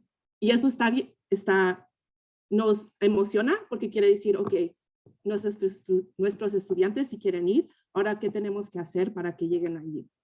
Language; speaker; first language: Spanish; early bilingual, heritage; Spanish